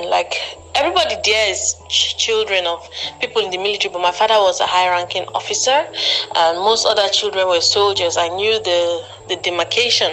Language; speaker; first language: English; non-native, local second language; Igbo